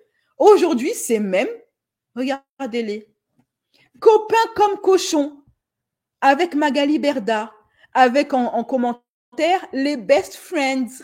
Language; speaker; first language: French; native; French